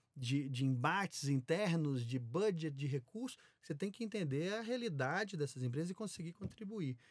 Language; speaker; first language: Portuguese; native; Portuguese